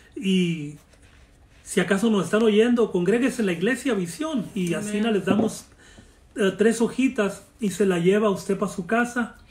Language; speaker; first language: Spanish; native; Spanish